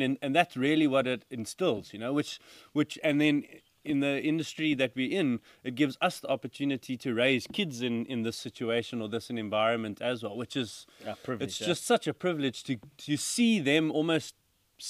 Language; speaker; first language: English; native; English